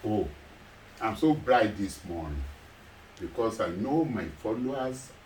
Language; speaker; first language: English; non-native, local second language; Yoruba